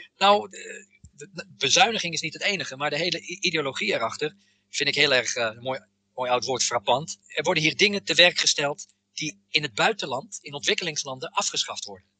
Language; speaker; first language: Dutch; non-native, fluent; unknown